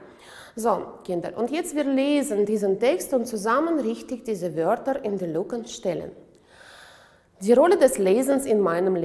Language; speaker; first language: German; non-native, fluent; Uzbek